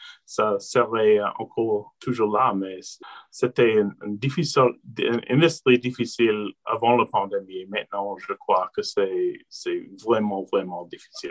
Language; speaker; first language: French; non-native, local second language; English